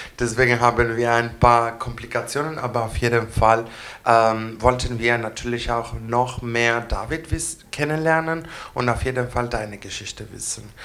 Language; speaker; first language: German; non-native, fluent; Greek